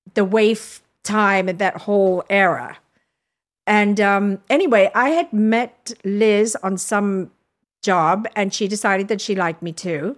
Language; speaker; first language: English; native; English